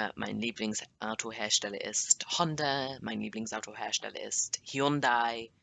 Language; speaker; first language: German; non-native, learner; English